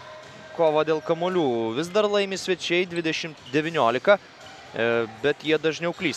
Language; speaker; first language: Lithuanian; native; Lithuanian